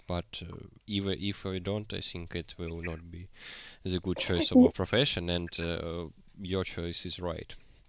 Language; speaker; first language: English; non-native, learner; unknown